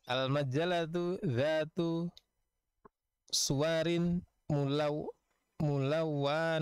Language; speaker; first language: Arabic; non-native, learner; Indonesian